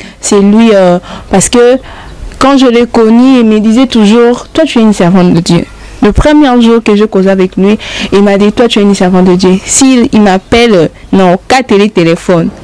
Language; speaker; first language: French; non-native, local second language; Lingala